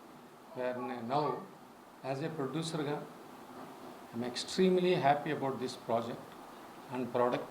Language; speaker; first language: Telugu; native; Telugu